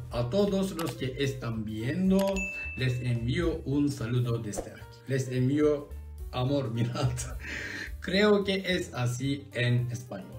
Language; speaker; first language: Spanish; non-native, learner; Turkish